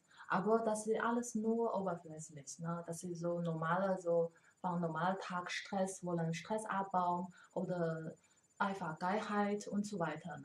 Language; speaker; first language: German; non-native, learner; Chinese